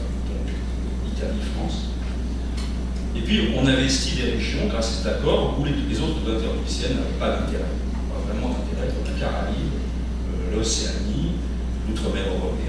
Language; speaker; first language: French; native; French